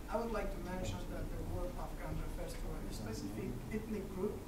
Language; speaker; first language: English; non-native, fluent; Persian